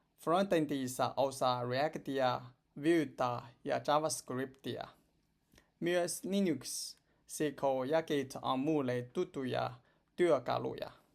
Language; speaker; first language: Finnish; non-native, learner; Chinese